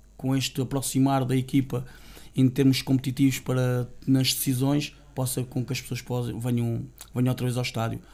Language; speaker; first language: Portuguese; native; Portuguese